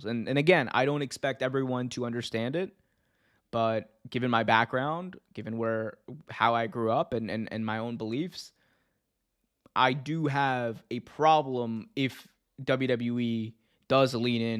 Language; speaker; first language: English; native; English